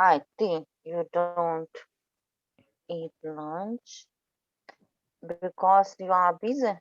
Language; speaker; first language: English; non-native, learner; Russian